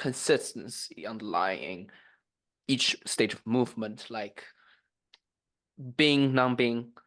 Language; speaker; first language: English; non-native, fluent; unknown